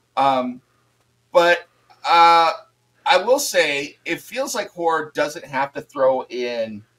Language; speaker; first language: English; native; English